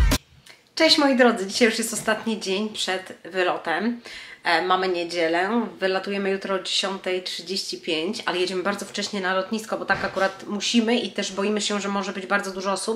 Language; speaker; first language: Polish; native; Polish